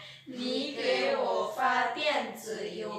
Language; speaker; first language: Chinese; non-native, learner; Lao